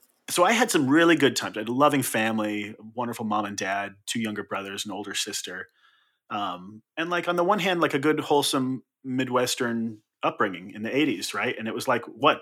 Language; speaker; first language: English; native; English